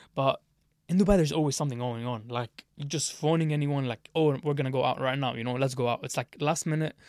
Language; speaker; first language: English; early bilingual, other home language; Arabic